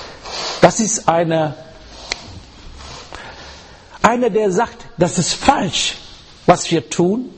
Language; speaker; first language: German; non-native, learner; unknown